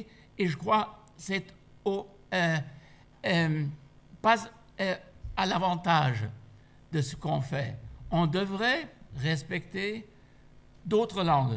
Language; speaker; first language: French; non-native, fluent; German